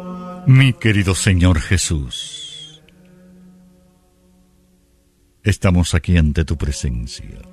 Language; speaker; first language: Spanish; native; Spanish